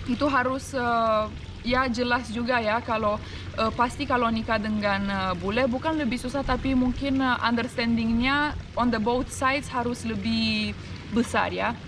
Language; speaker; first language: Indonesian; non-native, fluent; Romanian